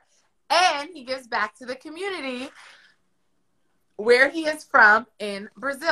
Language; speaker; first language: English; native; English